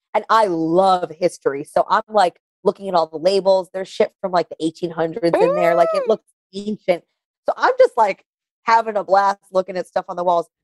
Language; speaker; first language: English; native; English